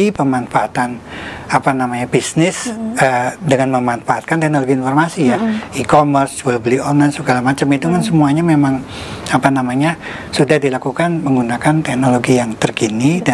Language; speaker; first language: Indonesian; native; Indonesian